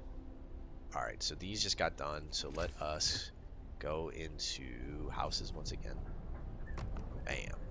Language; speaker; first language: English; native; English